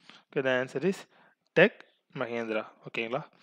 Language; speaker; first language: English; non-native, local second language; Tamil